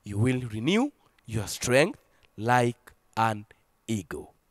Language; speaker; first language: English; non-native, local second language; Swahili